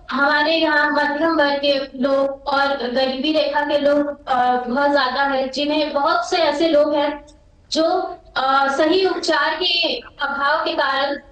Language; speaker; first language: Hindi; native; Hindi